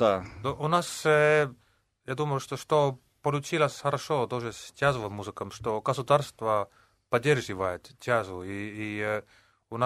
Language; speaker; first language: Russian; non-native, local second language; Estonian